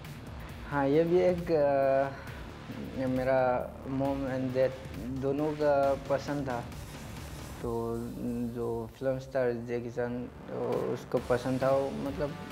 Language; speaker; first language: Hindi; non-native, local second language; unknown